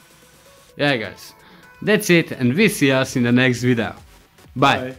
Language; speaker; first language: English; non-native, learner; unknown